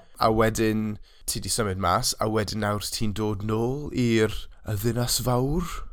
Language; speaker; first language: Welsh; non-native, local second language; English